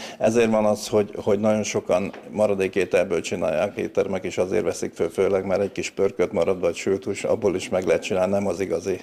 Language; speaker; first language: Hungarian; native; Hungarian